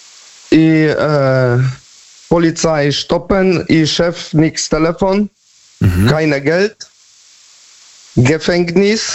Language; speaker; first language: German; non-native, learner; Polish